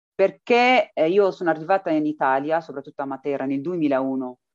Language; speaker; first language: Italian; non-native, fluent; Arabic